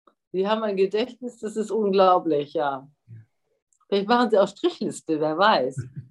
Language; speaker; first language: German; native; German